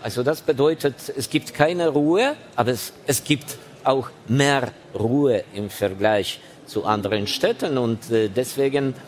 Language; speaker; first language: German; non-native, fluent; Ukrainian